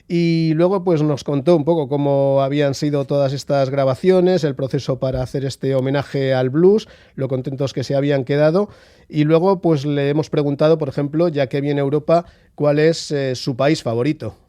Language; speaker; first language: Spanish; native; Spanish